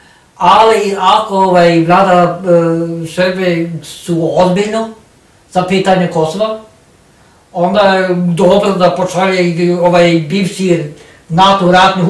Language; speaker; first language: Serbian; non-native, learner; Norwegian